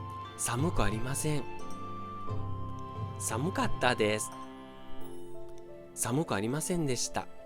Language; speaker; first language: Japanese; non-native, fluent; Portuguese